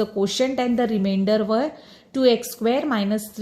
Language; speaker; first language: English; non-native, local second language; Konkani